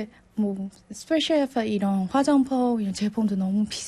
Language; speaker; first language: Korean; non-native, learner; Burmese